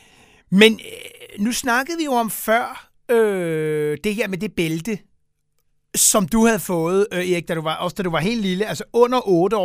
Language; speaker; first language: Danish; native; Danish